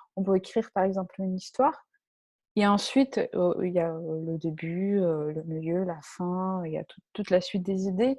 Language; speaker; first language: French; non-native, fluent; Russian